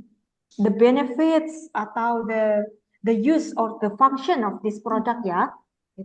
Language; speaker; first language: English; non-native, fluent; Indonesian